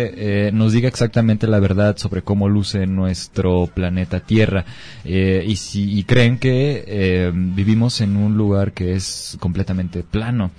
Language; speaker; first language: Spanish; native; Spanish